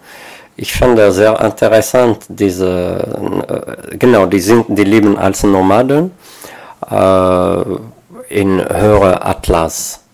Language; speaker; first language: German; non-native, fluent; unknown